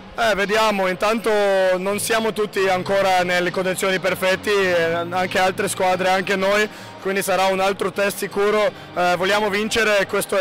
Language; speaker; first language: Italian; non-native, fluent; Slovenian